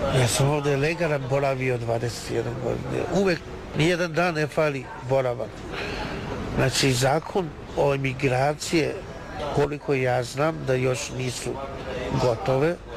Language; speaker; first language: Serbian; non-native, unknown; Chinese